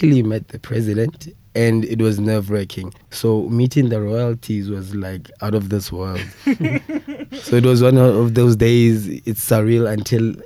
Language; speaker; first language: English; non-native, local second language; Southern Sotho